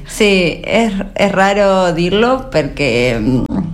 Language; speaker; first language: Catalan; non-native, learner; Spanish